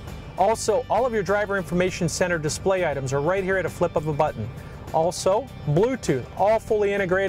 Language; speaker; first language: English; native; English